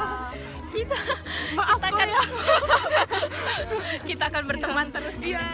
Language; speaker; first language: Indonesian; native; Indonesian